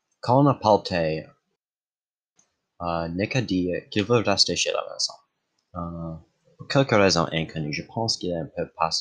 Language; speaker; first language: French; non-native, local second language; English